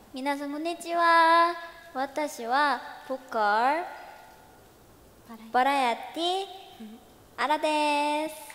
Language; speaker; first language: Japanese; non-native, learner; Korean